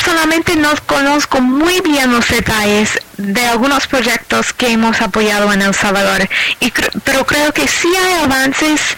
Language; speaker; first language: Spanish; non-native, fluent; English